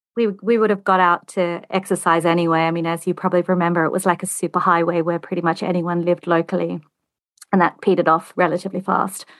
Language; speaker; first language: English; native; English